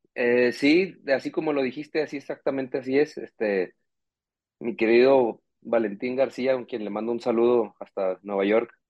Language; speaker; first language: Spanish; native; Spanish